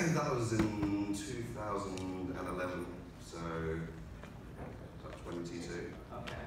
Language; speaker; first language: English; native; English